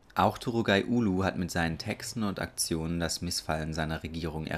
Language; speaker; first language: German; native; German